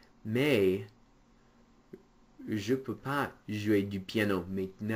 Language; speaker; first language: French; non-native, fluent; English